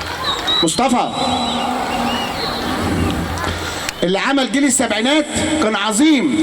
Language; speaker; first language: Arabic; native; Arabic